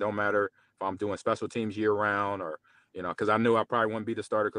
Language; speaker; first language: English; native; English